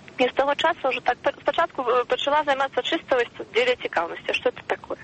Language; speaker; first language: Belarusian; non-native, local second language; Russian